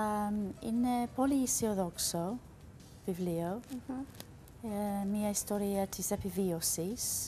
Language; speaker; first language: Greek; non-native, learner; English